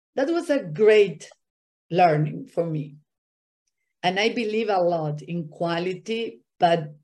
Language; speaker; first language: English; non-native, fluent; Spanish